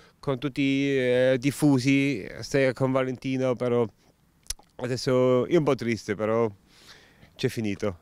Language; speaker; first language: Italian; non-native, learner; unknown